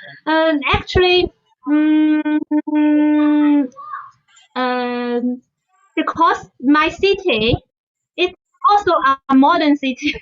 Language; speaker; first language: English; non-native, fluent; Chinese